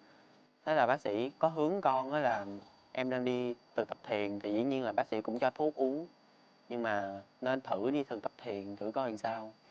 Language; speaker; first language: Vietnamese; native; Vietnamese